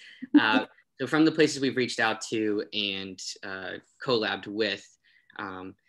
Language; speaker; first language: English; native; English